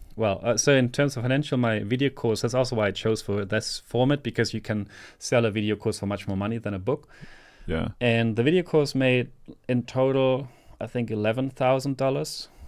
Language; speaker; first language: English; non-native, fluent; German